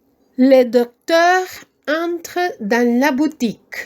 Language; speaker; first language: French; non-native, fluent; Spanish